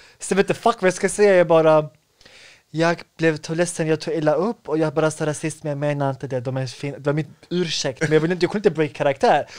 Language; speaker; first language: Swedish; early bilingual, other home language; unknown